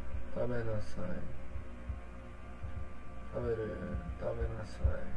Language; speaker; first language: Japanese; non-native, learner; English